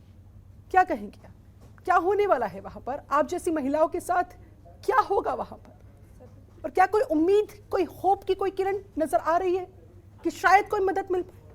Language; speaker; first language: Hindi; native; Hindi